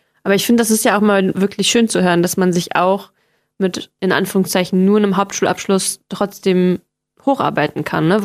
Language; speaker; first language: German; native; German